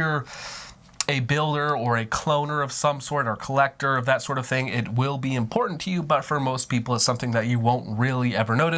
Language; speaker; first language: English; native; English